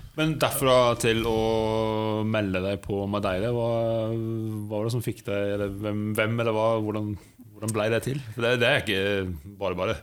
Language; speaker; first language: Norwegian; native; Norwegian